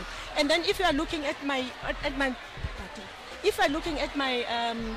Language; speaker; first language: English; non-native, local second language; Xhosa